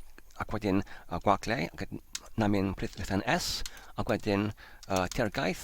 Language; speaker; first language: Welsh; non-native, fluent; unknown